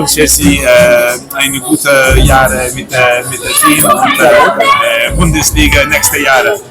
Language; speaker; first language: German; non-native, learner; English